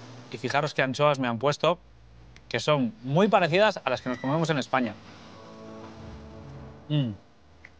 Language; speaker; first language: Spanish; native; Spanish